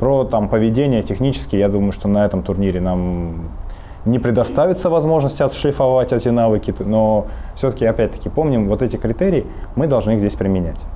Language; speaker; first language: Russian; native; Russian